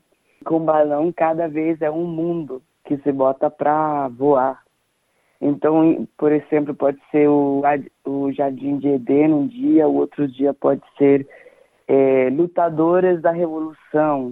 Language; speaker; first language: Portuguese; non-native, fluent; Danish